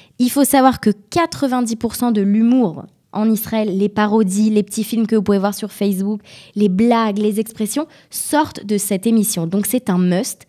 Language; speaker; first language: French; native; French